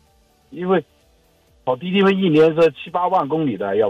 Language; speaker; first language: Chinese; native; Chinese